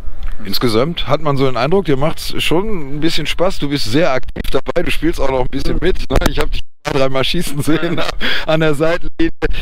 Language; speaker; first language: German; native; German